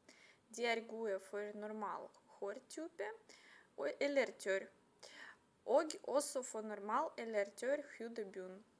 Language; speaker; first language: Swedish; non-native, learner; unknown